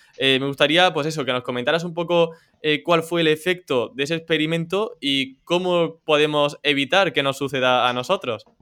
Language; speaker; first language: Spanish; native; Spanish